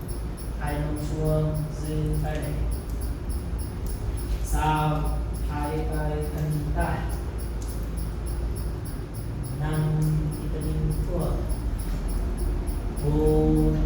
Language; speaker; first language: Vietnamese; non-native, learner; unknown